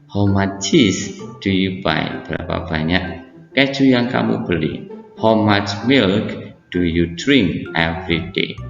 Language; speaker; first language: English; non-native, fluent; Indonesian